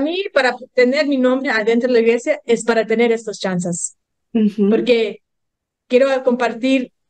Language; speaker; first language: Spanish; early bilingual, heritage; English